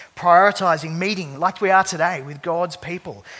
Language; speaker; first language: English; native; English